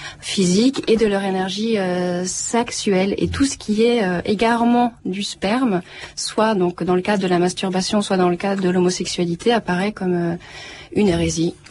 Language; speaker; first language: French; native; French